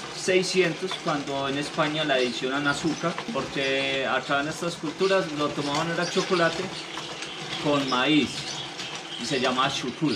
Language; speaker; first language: Spanish; native; Spanish